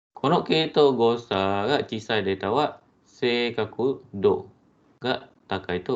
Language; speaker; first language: Japanese; non-native, fluent; Malay